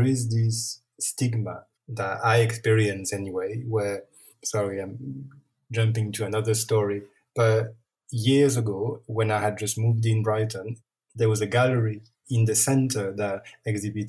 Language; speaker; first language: English; non-native, fluent; French